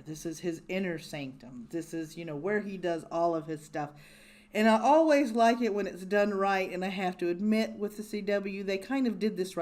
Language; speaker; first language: English; native; English